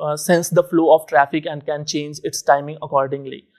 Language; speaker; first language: English; non-native, local second language; Hindi